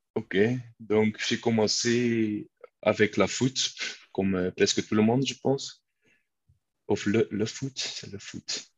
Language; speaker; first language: French; non-native, local second language; Dutch